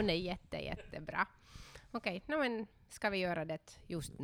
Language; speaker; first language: Swedish; non-native, local second language; Finnish